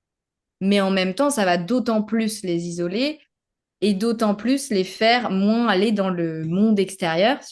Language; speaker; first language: French; native; French